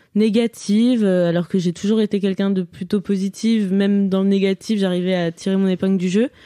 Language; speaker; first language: French; native; French